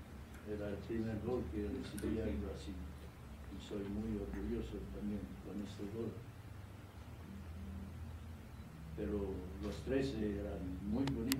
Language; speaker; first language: Spanish; non-native, fluent; French